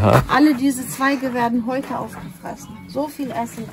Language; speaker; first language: German; non-native, learner; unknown